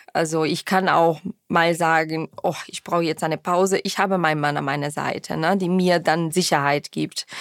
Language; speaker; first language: German; non-native, fluent; Portuguese